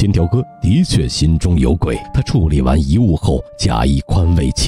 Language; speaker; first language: Chinese; native; Chinese